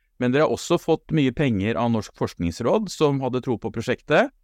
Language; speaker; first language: Norwegian; native; Norwegian